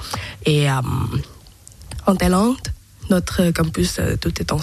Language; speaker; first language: French; non-native, learner; Thai